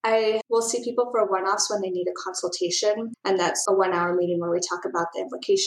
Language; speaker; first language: English; native; English